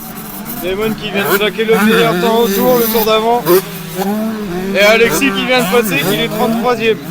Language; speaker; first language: French; native; French